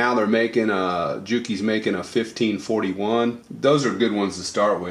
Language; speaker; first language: English; native; English